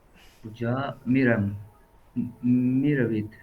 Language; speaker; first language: Persian; non-native, learner; Urdu